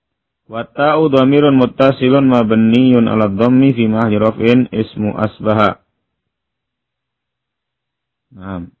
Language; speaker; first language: Arabic; non-native, fluent; Indonesian